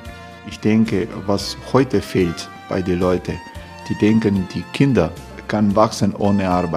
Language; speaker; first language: German; non-native, fluent; Croatian